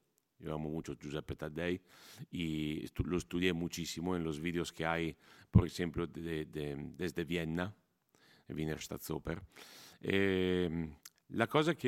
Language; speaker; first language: Spanish; non-native, fluent; Italian